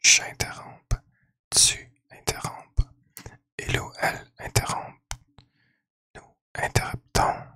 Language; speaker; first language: French; non-native, learner; English